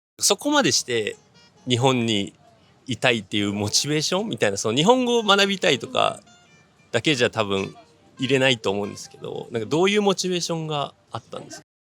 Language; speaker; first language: Japanese; native; Japanese